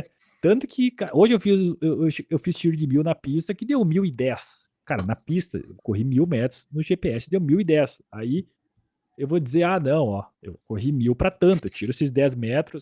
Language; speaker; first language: Portuguese; native; Portuguese